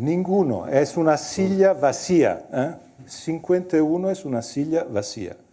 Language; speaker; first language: Spanish; non-native, fluent; Italian